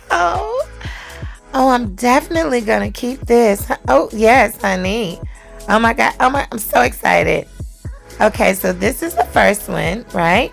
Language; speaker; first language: English; native; English